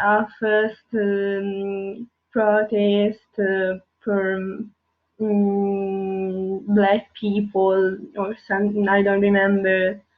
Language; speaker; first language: English; non-native, learner; Italian